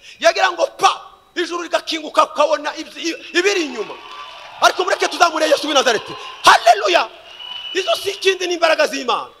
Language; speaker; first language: Kinyarwanda; early bilingual, heritage; Kinyarwanda